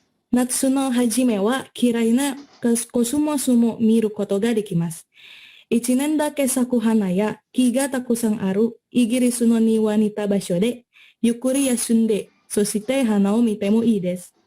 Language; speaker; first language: Japanese; non-native, learner; Indonesian